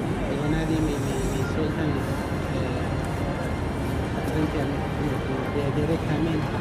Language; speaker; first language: Spanish; non-native, learner; Arabic